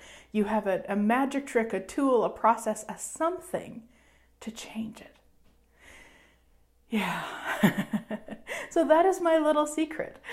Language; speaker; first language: English; native; English